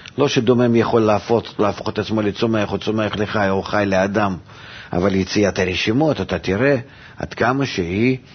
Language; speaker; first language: Hebrew; non-native, fluent; Russian